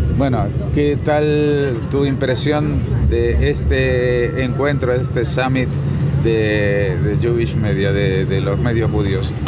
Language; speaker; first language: Spanish; native; Spanish